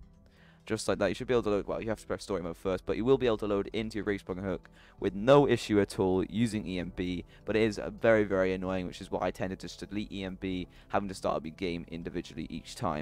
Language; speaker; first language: English; native; English